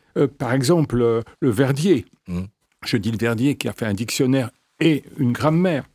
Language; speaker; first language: French; native; French